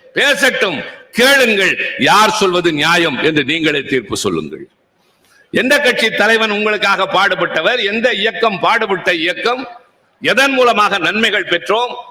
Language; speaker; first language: Tamil; native; Tamil